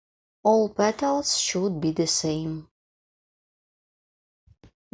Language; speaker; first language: English; non-native, fluent; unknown